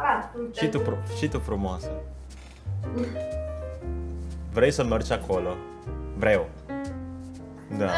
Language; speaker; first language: Romanian; non-native, learner; Indonesian